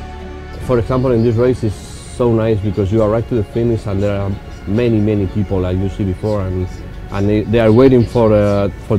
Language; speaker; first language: English; non-native, learner; Spanish